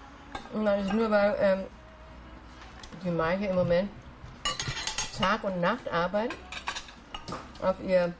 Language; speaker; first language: German; non-native, fluent; Danish